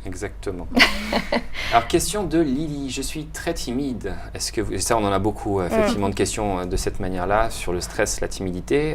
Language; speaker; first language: French; native; French